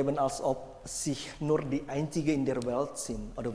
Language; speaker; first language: German; non-native, fluent; Indonesian